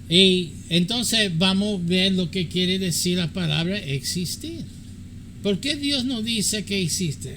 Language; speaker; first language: Spanish; early bilingual, heritage; English